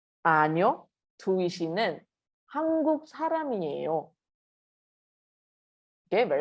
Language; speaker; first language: Korean; non-native, fluent; Malay